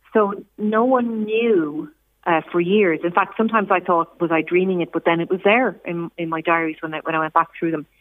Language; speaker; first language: English; native; English